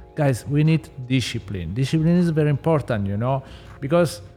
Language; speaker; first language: English; non-native, learner; Italian